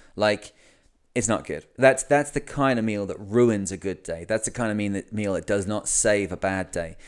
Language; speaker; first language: English; native; English